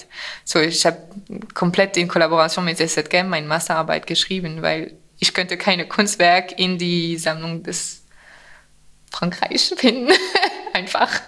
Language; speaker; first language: German; non-native, fluent; French